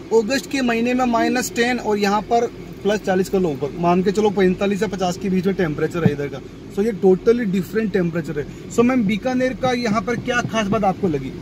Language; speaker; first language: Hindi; native; Hindi